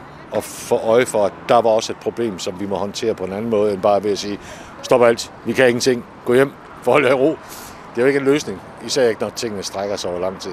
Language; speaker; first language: Danish; native; Danish